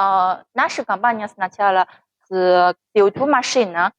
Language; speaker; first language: Russian; non-native, learner; Chinese